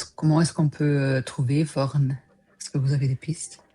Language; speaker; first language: French; non-native, fluent; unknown